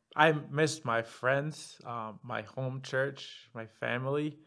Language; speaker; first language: English; non-native, fluent; Arabic